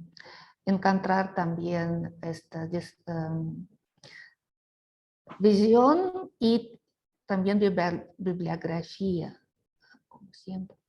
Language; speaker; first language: Spanish; non-native, fluent; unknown